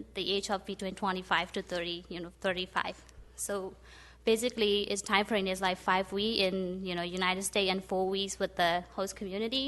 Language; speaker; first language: English; non-native, fluent; Burmese